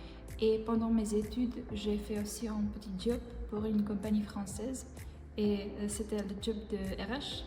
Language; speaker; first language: French; non-native, fluent; Czech